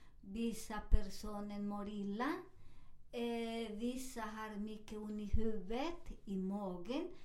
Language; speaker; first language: Swedish; non-native, fluent; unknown